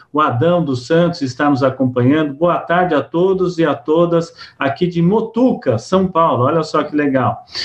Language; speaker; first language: Portuguese; native; Portuguese